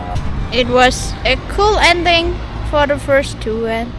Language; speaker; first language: English; non-native, learner; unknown